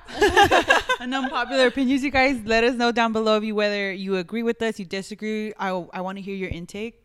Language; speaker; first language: English; early bilingual, other home language; Spanish